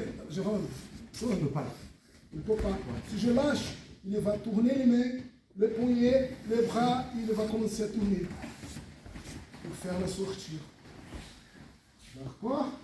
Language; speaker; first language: French; non-native, fluent; Portuguese